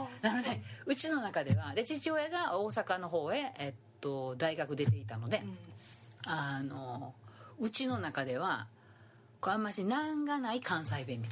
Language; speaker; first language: Japanese; native; Japanese